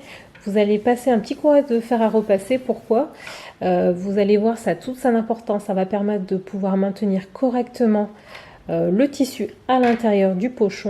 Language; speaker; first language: French; native; French